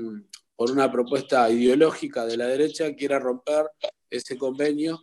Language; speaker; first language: Spanish; native; Spanish